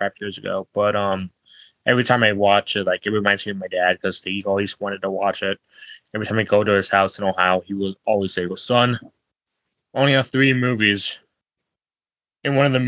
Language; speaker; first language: English; native; English